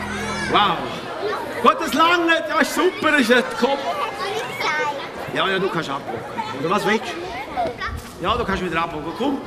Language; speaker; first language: German; native; German